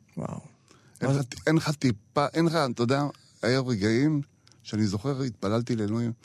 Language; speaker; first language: Hebrew; native; Hebrew